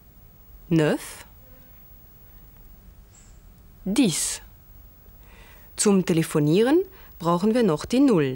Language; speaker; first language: German; native; German